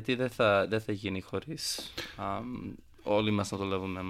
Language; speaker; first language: Greek; early bilingual, heritage; Greek